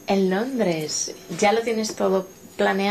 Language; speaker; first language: Spanish; non-native, fluent; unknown